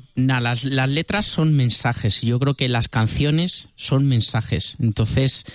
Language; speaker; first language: Spanish; native; Spanish